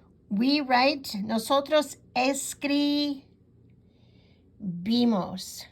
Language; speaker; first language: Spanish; non-native, fluent; English